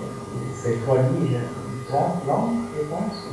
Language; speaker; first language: French; non-native, fluent; German